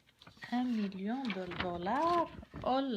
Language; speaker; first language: French; non-native, local second language; Arabic